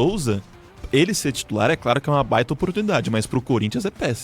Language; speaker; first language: Portuguese; native; Portuguese